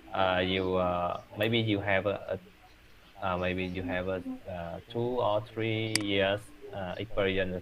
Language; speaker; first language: English; non-native, learner; Vietnamese